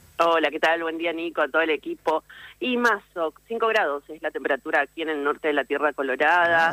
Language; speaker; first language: Spanish; native; Spanish